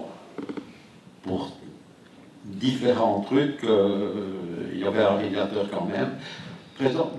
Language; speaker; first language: French; native; French